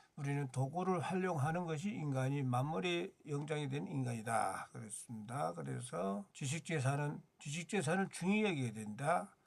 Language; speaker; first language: Korean; native; Korean